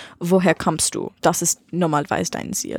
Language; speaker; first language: German; non-native, learner; English